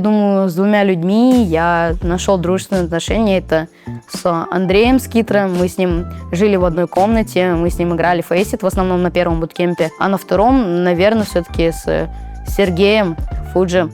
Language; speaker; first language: Russian; native; Russian